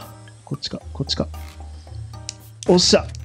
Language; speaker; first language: Japanese; native; Japanese